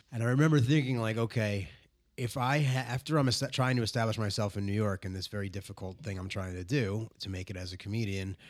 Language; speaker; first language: English; native; English